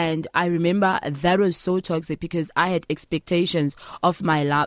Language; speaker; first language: English; non-native, local second language; Xhosa